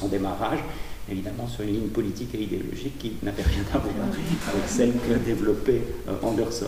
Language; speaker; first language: French; native; French